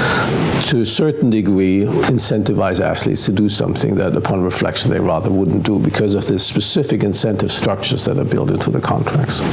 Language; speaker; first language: English; non-native, fluent; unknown